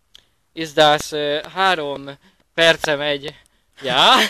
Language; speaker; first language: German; non-native, learner; Hungarian